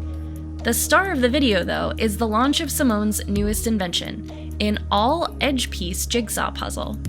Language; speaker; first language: English; native; English